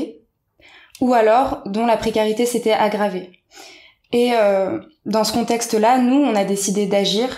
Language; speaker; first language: French; native; French